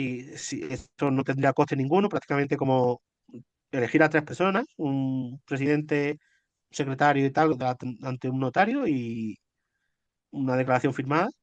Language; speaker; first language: Spanish; native; Spanish